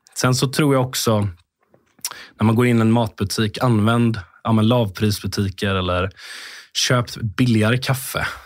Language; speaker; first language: Swedish; native; Swedish